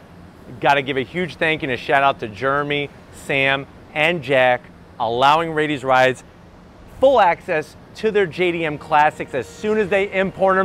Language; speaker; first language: English; native; English